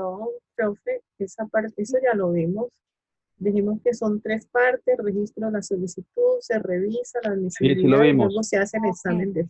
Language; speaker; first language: Spanish; native; Spanish